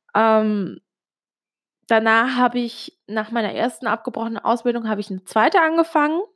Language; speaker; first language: German; early bilingual, other home language; Italian